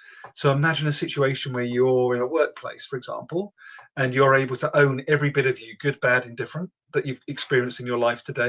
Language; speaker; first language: English; native; English